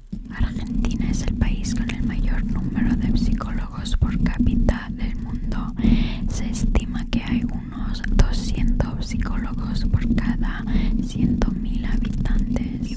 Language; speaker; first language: Spanish; non-native, learner; Italian